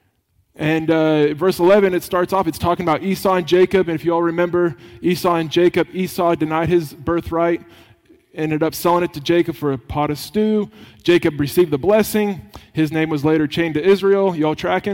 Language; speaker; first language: English; native; English